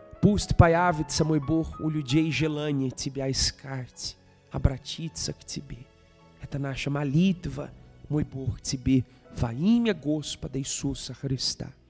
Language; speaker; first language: Russian; non-native, fluent; Portuguese